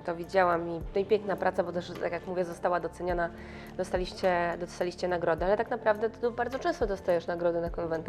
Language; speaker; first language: Polish; native; Polish